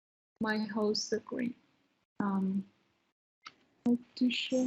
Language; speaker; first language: English; non-native, learner; Vietnamese